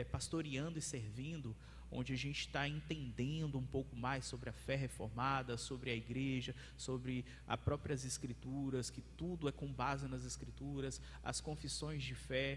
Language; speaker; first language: Portuguese; native; Portuguese